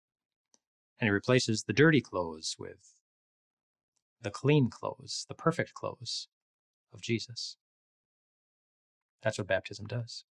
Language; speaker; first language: English; native; English